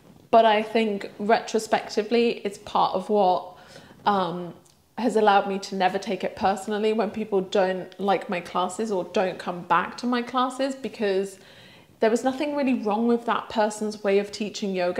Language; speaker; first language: English; early bilingual, other home language; Swiss German